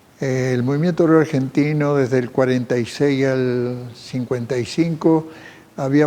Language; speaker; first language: Spanish; native; Spanish